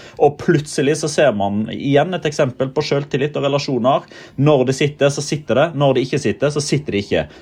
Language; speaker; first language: Norwegian; native; Norwegian